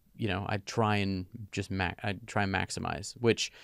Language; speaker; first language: English; native; English